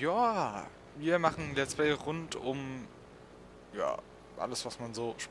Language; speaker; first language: German; native; German